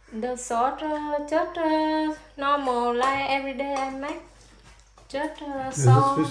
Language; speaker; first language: English; non-native, learner; Vietnamese